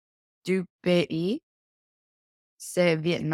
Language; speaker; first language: French; non-native, learner; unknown